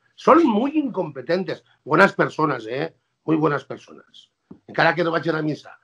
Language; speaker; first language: Spanish; non-native, local second language; Catalan